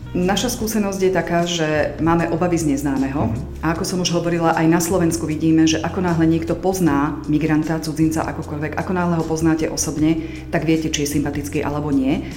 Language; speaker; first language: Slovak; native; Slovak